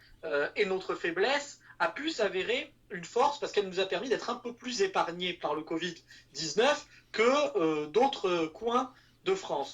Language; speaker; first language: French; native; French